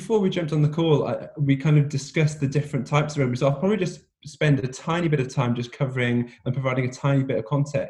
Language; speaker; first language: English; native; English